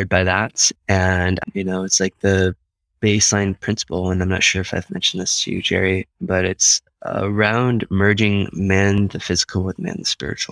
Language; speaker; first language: English; native; English